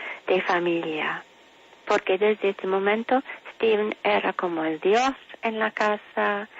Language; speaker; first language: Spanish; non-native, fluent; English